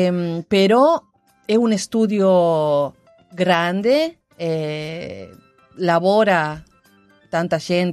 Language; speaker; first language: Italian; non-native, learner; Spanish